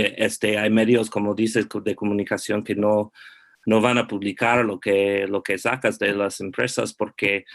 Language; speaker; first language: Spanish; non-native, fluent; English